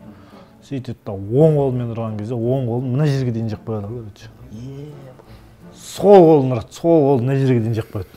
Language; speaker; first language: Kazakh; native; Kazakh